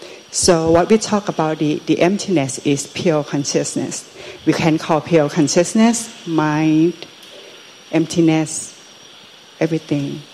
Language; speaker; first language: English; non-native, fluent; Thai